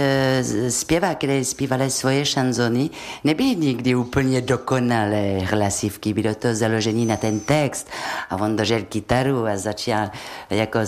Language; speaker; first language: Czech; non-native, fluent; French